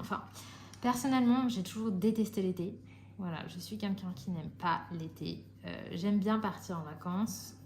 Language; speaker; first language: French; native; French